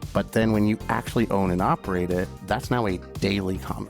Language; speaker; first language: English; native; English